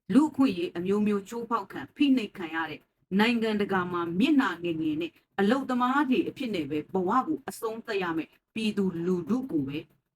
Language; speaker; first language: Burmese; native; Burmese